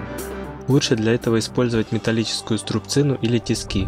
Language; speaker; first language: Russian; native; Russian